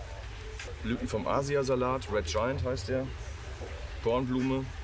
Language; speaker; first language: German; native; German